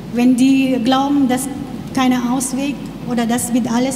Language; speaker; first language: German; non-native, learner; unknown